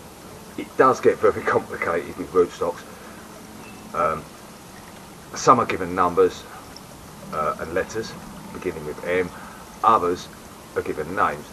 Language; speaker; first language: English; native; English